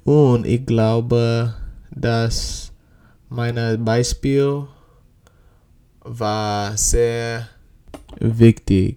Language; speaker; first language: German; non-native, learner; English